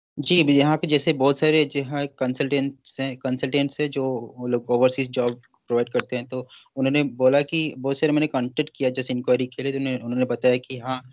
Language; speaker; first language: Hindi; non-native, local second language; Bangla